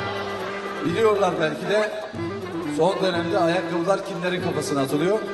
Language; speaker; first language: Turkish; native; Turkish